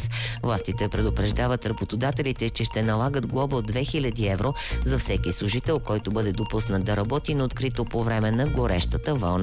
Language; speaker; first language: Bulgarian; native; Bulgarian